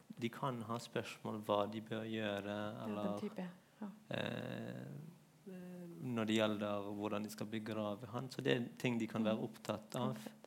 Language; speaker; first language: Norwegian; non-native, fluent; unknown